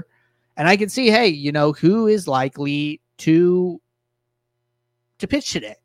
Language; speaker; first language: English; native; English